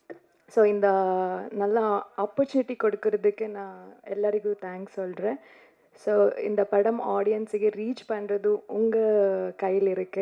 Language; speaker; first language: Tamil; non-native, learner; Kannada